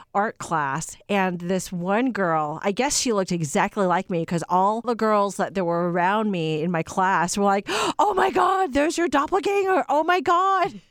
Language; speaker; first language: English; early bilingual, other home language; Filipino